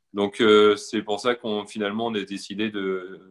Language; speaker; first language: French; native; French